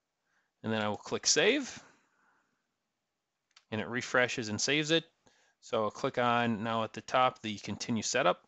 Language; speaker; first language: English; native; English